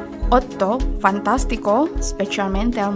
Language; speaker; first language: Italian; non-native, learner; Indonesian